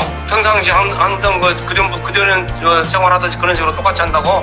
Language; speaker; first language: Korean; native; Korean